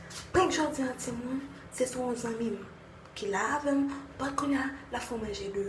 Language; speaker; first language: French; non-native, learner; Haitian Creole